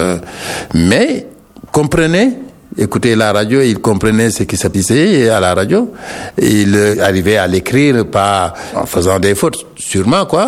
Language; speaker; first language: French; non-native, local second language; Wolof